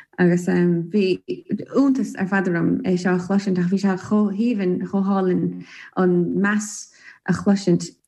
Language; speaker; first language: Irish; native; Irish